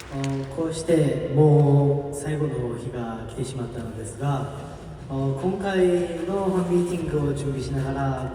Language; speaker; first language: Japanese; native; Japanese